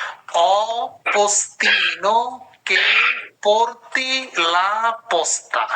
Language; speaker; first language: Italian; non-native, fluent; Bangla